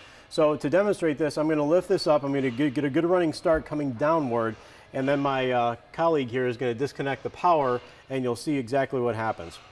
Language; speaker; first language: English; native; English